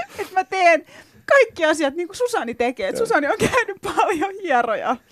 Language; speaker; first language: Finnish; early bilingual, other home language; Turkish